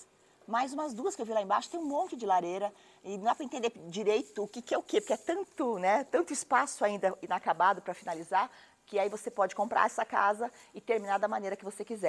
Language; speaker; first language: Portuguese; native; Portuguese